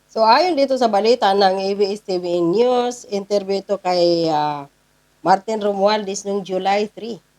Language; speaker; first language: Filipino; non-native, local second language; Cebuano